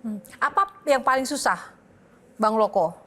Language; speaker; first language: Indonesian; native; Indonesian